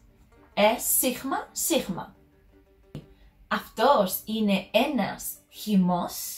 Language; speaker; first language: Greek; non-native, learner; English